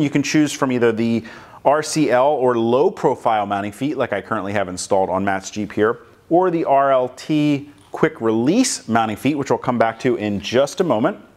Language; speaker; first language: English; native; English